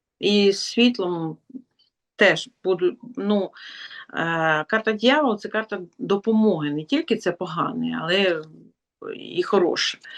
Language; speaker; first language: Ukrainian; non-native, local second language; Russian